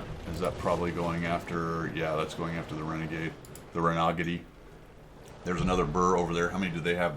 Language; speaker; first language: English; native; English